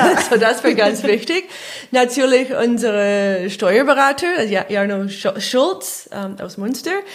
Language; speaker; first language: German; non-native, fluent; English